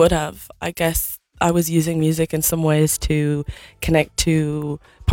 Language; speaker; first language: English; native; English